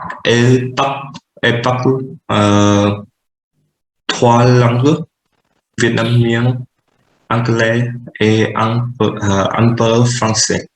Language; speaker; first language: French; non-native, learner; Vietnamese